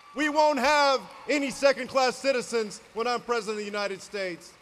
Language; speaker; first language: English; native; English